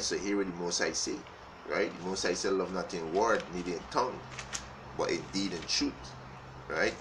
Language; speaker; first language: English; native; English